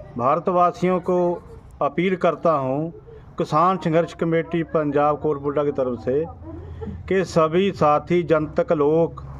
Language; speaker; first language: Hindi; non-native, local second language; Punjabi